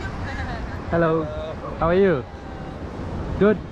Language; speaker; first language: English; non-native, learner; Indonesian